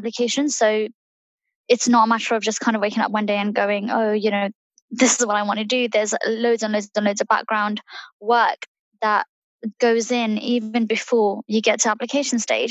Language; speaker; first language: English; early bilingual, other home language; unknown